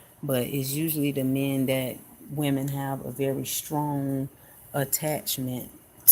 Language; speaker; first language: English; native; English